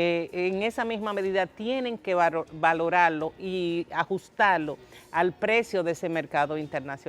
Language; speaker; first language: Spanish; native; Spanish